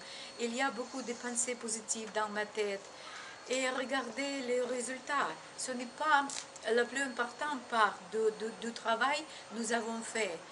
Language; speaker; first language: French; non-native, learner; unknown